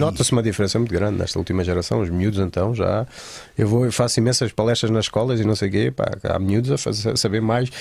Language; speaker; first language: Portuguese; native; Portuguese